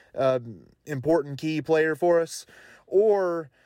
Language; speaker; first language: English; native; English